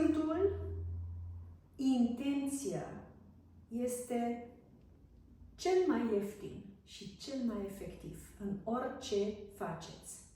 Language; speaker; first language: Romanian; non-native, fluent; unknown